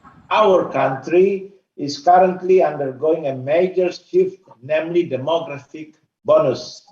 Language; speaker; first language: English; non-native, fluent; Indonesian